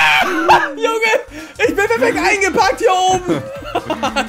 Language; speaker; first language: German; native; German